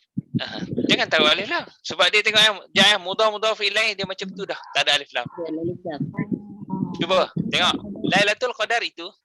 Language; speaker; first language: Malay; native; Malay